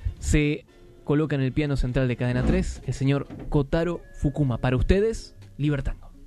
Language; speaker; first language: Spanish; native; Spanish